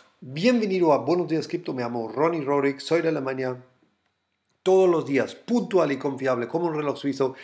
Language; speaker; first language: Spanish; non-native, fluent; German